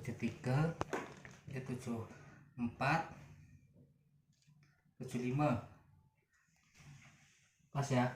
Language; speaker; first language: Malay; non-native, local second language; Javanese